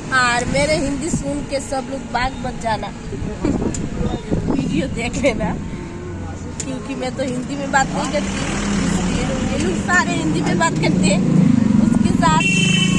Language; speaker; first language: Hindi; non-native, local second language; Bangla